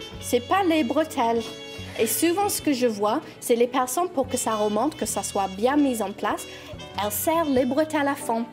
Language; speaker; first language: French; non-native, fluent; English